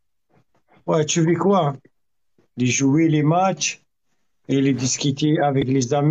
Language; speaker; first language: French; non-native, learner; Arabic